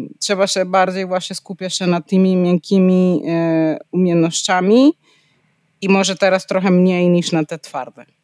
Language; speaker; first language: Polish; non-native, fluent; Spanish